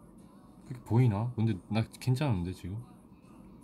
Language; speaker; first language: Korean; non-native, fluent; Japanese